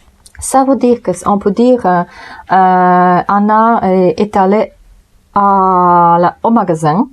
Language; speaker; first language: French; non-native, fluent; Polish